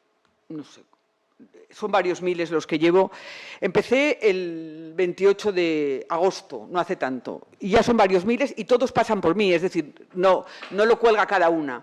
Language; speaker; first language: Spanish; native; Spanish